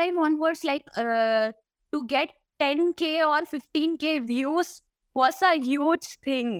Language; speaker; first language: English; non-native, local second language; Malayalam